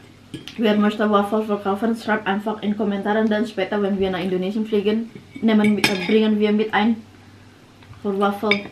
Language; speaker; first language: German; non-native, learner; Indonesian